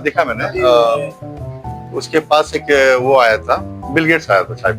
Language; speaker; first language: Hindi; native; Hindi